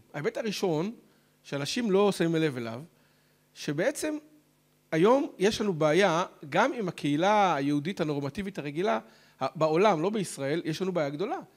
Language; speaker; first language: Hebrew; native; Hebrew